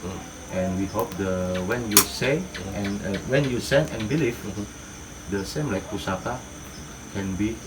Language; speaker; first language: English; non-native, learner; Indonesian